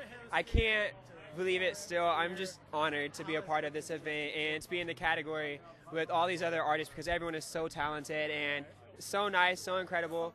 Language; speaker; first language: English; native; English